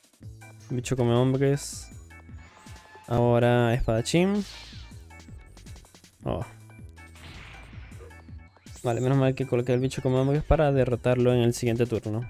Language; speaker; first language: Spanish; native; Spanish